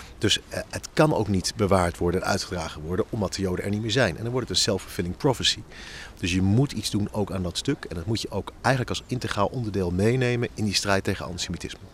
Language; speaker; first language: Dutch; native; Dutch